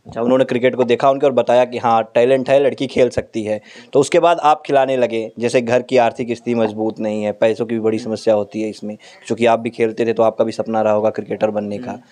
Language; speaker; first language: Hindi; native; Hindi